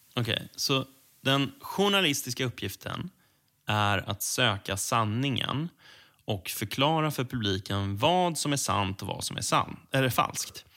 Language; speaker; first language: Swedish; native; Swedish